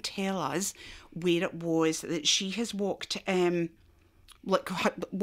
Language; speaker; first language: English; native; English